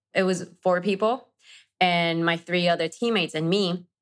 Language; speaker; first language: English; non-native, fluent; Spanish